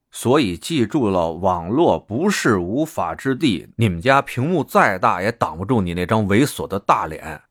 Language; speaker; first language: Chinese; native; Chinese